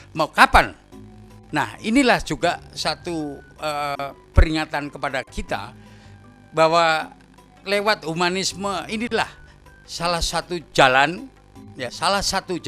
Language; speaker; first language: Indonesian; native; Indonesian